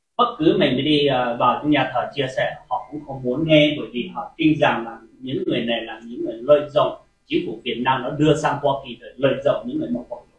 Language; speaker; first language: Vietnamese; non-native, local second language; Hmong